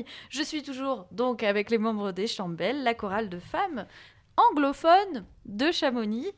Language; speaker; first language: French; native; French